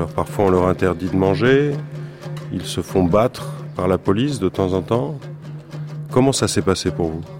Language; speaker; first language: French; native; French